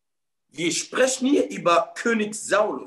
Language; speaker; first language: German; non-native, fluent; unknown